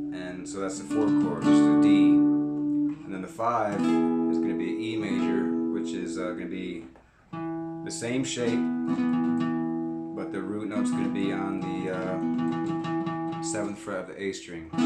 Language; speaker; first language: English; native; English